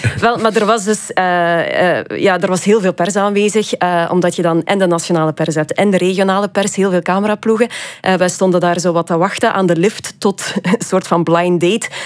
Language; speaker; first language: Dutch; native; Dutch